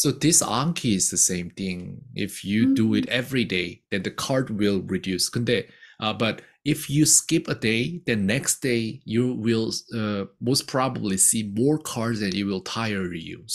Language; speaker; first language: English; non-native, fluent; Korean